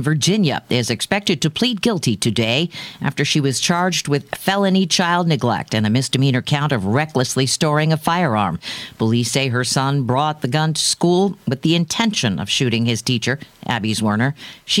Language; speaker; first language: English; native; English